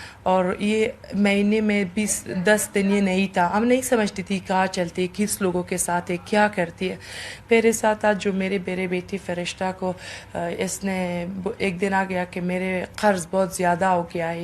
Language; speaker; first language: Hindi; non-native, learner; Persian